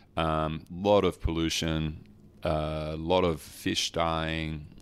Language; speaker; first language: English; early bilingual, other home language; Dutch